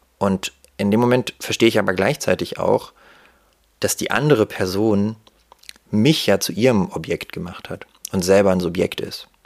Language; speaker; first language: German; early bilingual, other home language; Russian